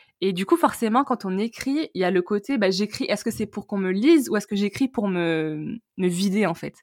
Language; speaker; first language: French; native; French